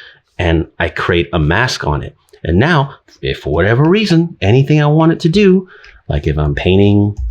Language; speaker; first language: English; native; English